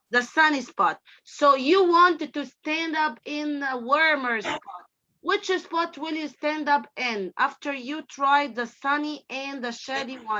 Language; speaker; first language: English; non-native, fluent; Arabic